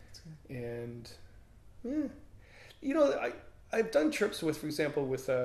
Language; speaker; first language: English; native; English